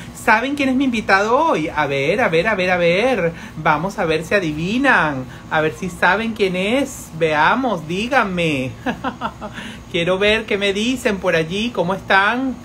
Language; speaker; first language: Spanish; native; Spanish